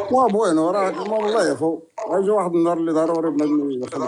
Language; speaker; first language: Arabic; native; Arabic